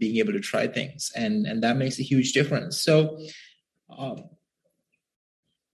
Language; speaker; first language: English; non-native, local second language; Sinhala